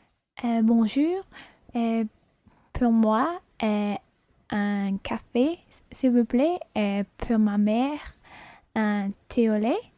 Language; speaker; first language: French; non-native, learner; English